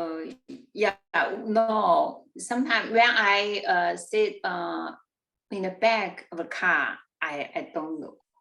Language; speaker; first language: English; non-native, learner; Chinese